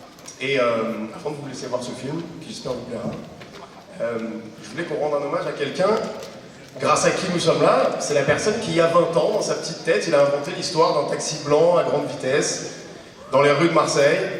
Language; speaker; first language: French; native; French